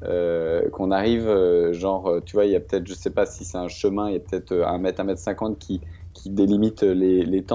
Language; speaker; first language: French; native; French